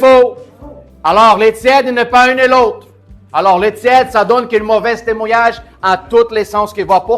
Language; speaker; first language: French; native; French